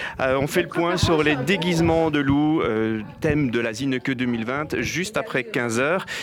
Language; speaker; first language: French; native; French